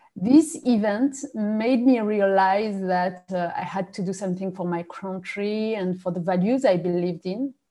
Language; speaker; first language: English; non-native, fluent; French